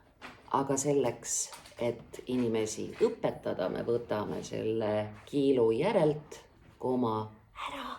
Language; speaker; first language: Estonian; native; Estonian